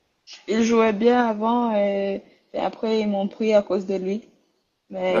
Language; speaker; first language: French; non-native, learner; Rundi